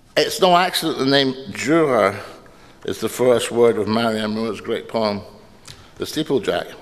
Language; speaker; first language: English; native; English